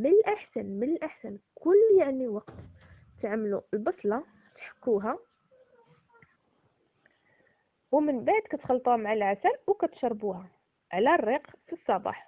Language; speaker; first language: Arabic; native; Arabic